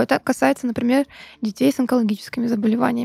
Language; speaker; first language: Russian; native; Russian